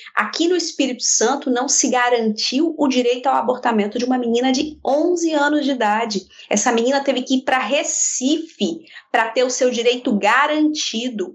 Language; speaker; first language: Portuguese; native; Portuguese